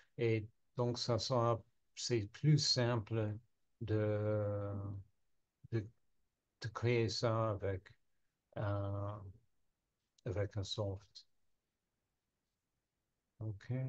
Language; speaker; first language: French; non-native, learner; English